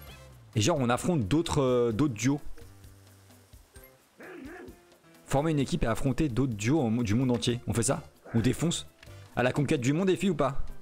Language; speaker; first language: French; native; French